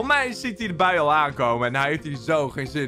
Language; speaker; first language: Dutch; native; Dutch